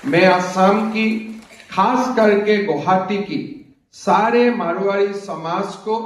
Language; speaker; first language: Hindi; non-native, local second language; Assamese